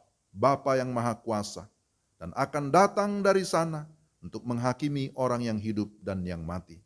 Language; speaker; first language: Indonesian; native; Indonesian